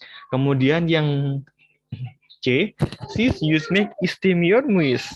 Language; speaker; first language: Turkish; non-native, fluent; Indonesian